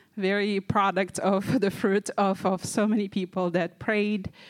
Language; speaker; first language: English; non-native, fluent; Kazakh